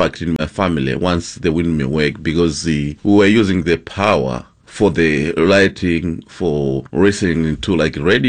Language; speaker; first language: English; non-native, local second language; Nyanja